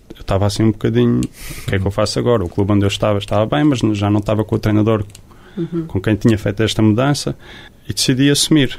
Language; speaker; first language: Portuguese; early bilingual, heritage; Portuguese